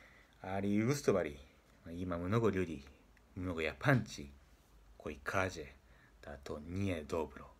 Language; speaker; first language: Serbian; non-native, learner; Japanese